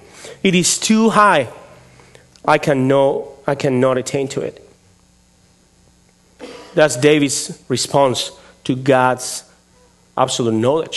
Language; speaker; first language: English; non-native, fluent; Spanish